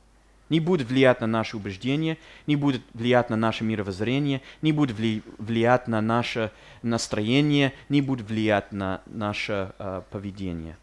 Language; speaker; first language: Russian; non-native, fluent; English